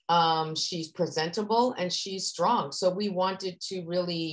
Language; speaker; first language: English; native; English